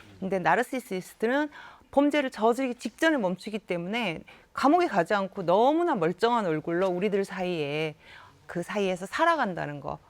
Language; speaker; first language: Korean; native; Korean